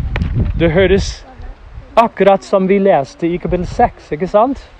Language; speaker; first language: Norwegian; non-native, fluent; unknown